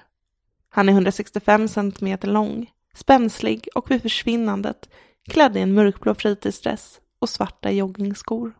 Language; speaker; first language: Swedish; native; Swedish